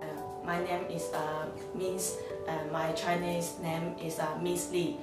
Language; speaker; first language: English; non-native, learner; Chinese